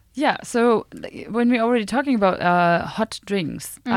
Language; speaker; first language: English; non-native, fluent; German